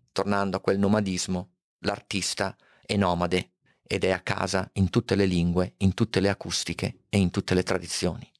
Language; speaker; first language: Italian; native; Italian